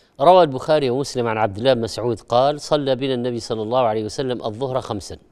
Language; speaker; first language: Arabic; native; Arabic